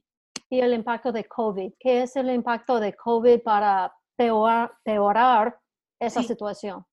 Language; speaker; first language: Spanish; non-native, fluent; English